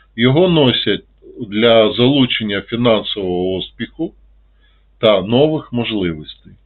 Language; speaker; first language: Ukrainian; non-native, local second language; Russian